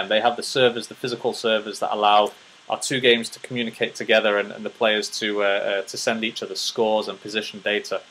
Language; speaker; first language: English; native; English